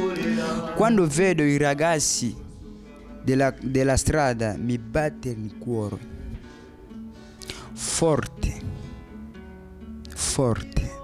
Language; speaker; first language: Italian; non-native, learner; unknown